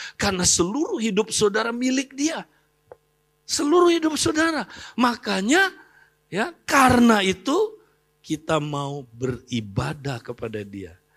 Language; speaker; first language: Indonesian; native; Indonesian